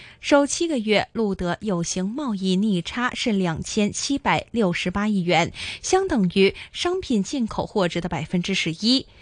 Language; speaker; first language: Chinese; non-native, local second language; Cantonese